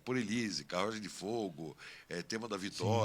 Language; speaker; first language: Portuguese; native; Portuguese